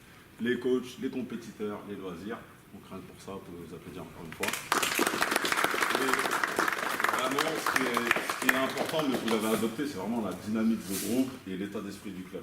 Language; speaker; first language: French; native; French